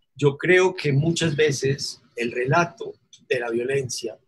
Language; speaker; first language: Spanish; native; Spanish